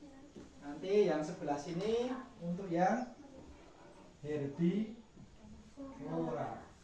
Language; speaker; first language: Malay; non-native, local second language; Javanese